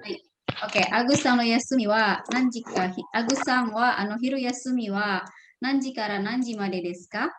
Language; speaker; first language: Japanese; non-native, fluent; Indonesian